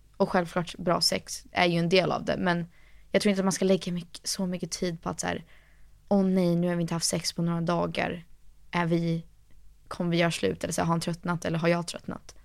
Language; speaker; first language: Swedish; early bilingual, heritage; Swedish